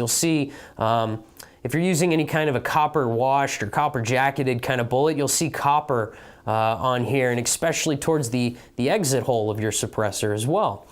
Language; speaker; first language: English; native; English